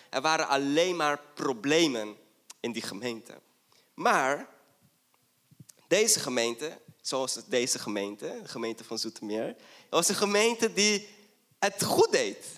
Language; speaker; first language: Dutch; non-native, fluent; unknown